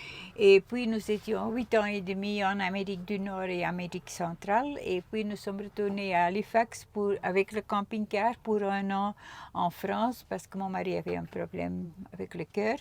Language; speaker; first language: French; non-native, local second language; Dutch